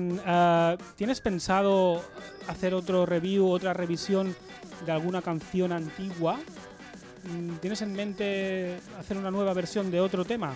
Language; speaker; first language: Spanish; non-native, local second language; Catalan